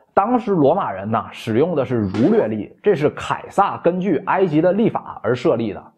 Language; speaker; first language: Chinese; native; Chinese